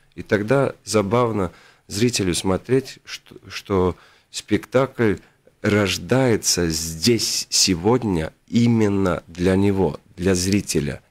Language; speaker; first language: Russian; non-native, local second language; Latvian